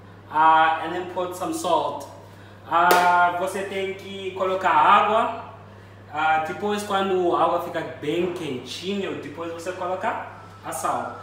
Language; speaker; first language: Portuguese; non-native, learner; Xhosa